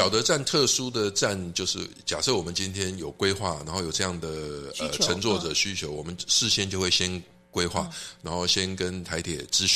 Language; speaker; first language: Chinese; native; Chinese